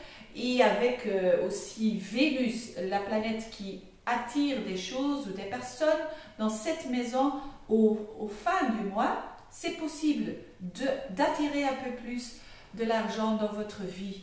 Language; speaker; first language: French; non-native, local second language; Dutch